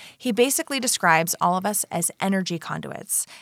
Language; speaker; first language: English; native; English